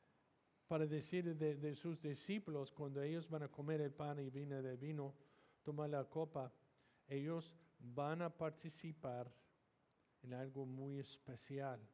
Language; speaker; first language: Spanish; non-native, fluent; English